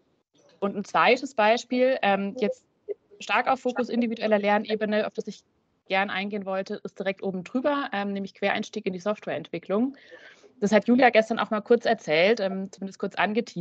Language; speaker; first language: German; native; German